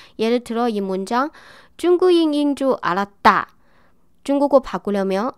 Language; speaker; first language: Korean; non-native, fluent; Chinese